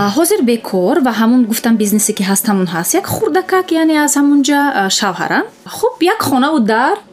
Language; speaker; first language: Tajik; non-native, local second language; Russian